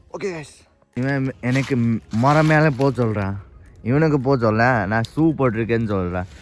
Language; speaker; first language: Tamil; non-native, learner; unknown